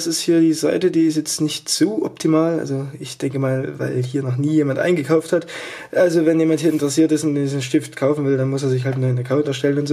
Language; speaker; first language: German; native; German